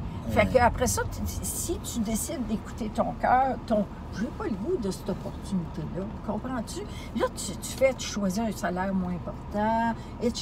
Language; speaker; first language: French; native; French